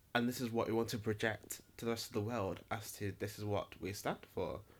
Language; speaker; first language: English; native; English